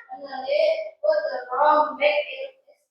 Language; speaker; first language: English; non-native, learner; Indonesian